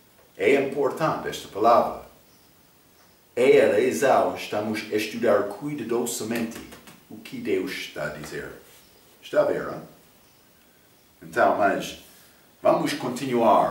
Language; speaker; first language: Portuguese; non-native, fluent; English